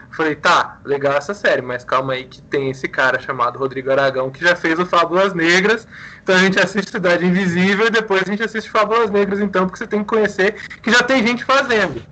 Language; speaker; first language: Portuguese; native; Portuguese